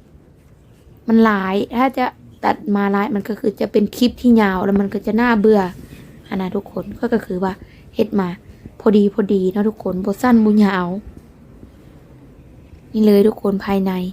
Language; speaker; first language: Thai; non-native, local second language; Lao